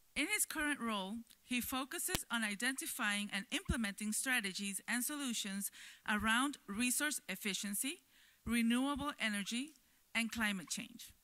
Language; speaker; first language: English; native; English